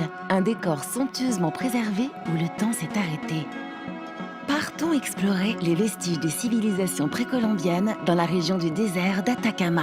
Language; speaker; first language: French; native; French